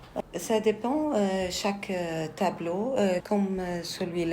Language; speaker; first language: French; non-native, learner; Arabic